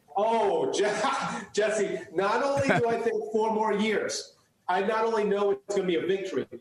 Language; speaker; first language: English; early bilingual, other home language; Chinese